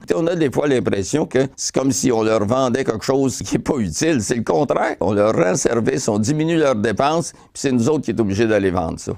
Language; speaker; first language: French; native; French